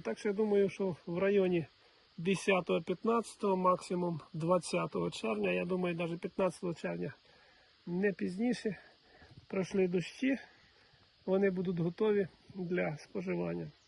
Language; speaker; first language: Ukrainian; native; Ukrainian